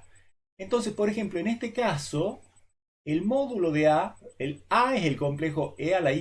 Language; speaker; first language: Spanish; native; Spanish